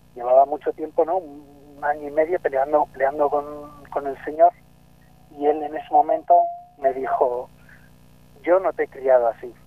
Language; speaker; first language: Spanish; native; Spanish